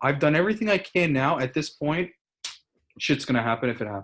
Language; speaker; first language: English; native; English